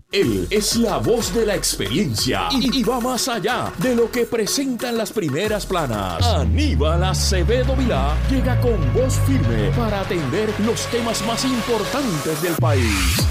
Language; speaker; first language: Spanish; native; Spanish